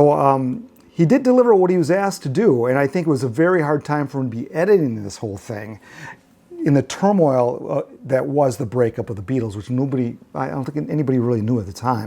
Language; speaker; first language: English; native; English